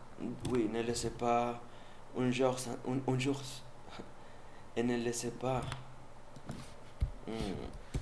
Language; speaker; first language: French; non-native, learner; Spanish